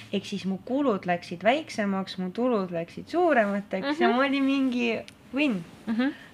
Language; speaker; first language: Estonian; non-native, local second language; Russian